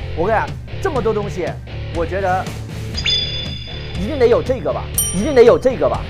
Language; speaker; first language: Chinese; non-native, local second language; Cantonese